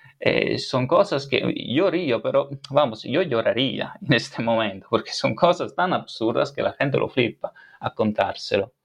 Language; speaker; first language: Spanish; non-native, fluent; Italian